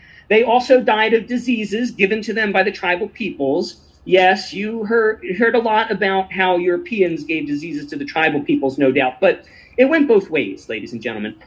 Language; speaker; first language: English; native; English